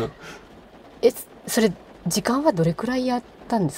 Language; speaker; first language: Japanese; native; Japanese